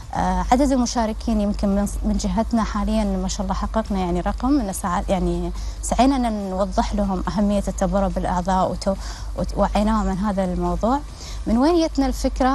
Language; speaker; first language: Arabic; native; Arabic